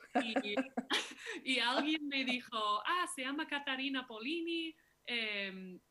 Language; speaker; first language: Spanish; non-native, fluent; English